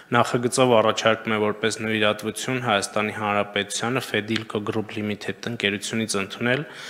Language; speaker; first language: Armenian; native; Armenian